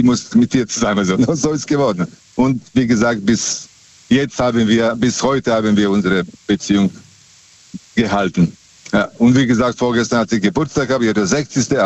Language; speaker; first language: German; native; German